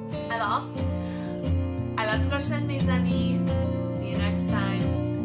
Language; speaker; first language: French; non-native, fluent; English